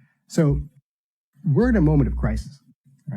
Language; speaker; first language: English; native; English